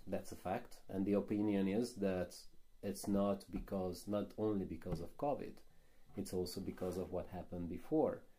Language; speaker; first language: English; non-native, fluent; Hungarian